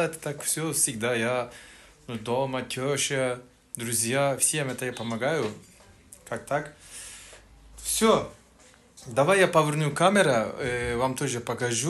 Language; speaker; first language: Russian; non-native, learner; Turkish